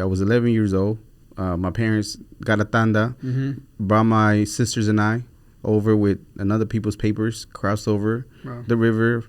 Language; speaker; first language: English; early bilingual, other home language; Spanish